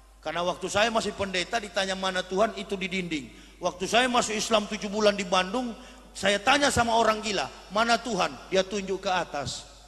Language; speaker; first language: Indonesian; native; Indonesian